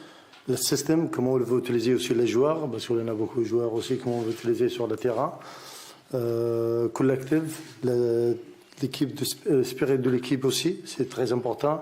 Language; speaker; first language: French; non-native, learner; Arabic